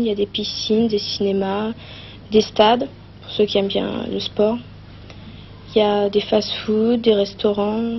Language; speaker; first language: French; early bilingual, other home language; Portuguese